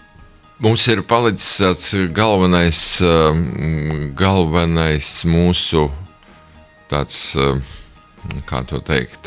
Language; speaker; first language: Latvian; native; Latvian